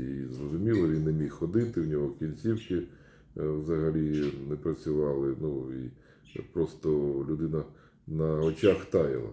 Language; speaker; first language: Ukrainian; native; Ukrainian